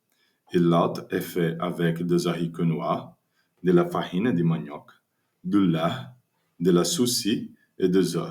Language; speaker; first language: French; non-native, learner; Portuguese